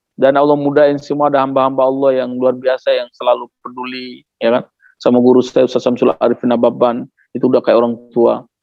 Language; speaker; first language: Indonesian; non-native, local second language; Tetum